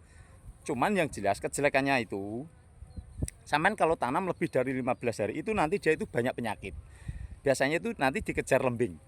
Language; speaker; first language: Indonesian; non-native, local second language; Javanese